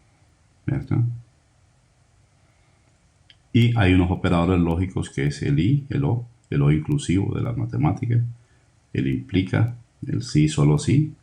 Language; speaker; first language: Spanish; native; Spanish